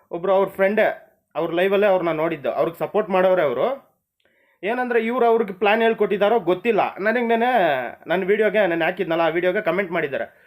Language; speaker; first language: Kannada; non-native, local second language; Marathi